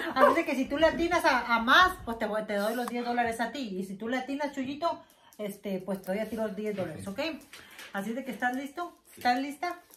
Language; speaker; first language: Spanish; native; Spanish